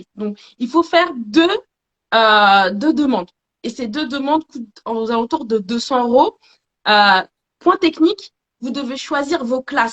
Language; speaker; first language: French; native; French